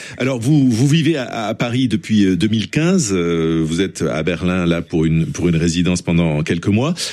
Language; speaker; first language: French; native; French